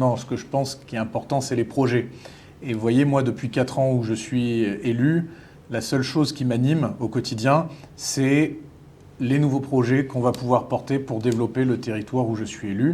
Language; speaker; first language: French; native; French